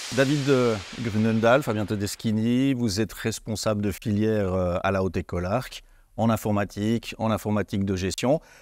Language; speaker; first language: French; native; French